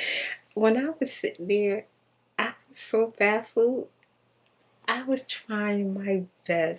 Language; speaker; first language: English; native; English